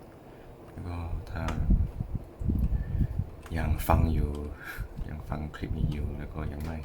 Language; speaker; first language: Thai; non-native, learner; English